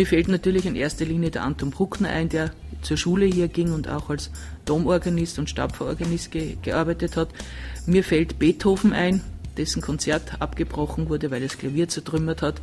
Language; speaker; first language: German; native; German